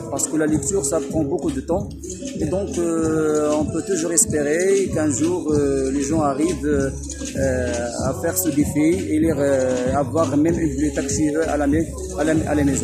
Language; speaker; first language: French; non-native, local second language; Arabic